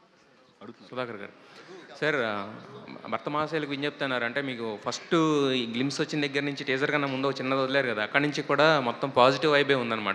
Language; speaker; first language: Telugu; native; Telugu